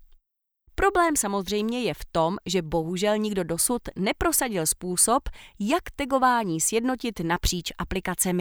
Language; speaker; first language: Czech; native; Czech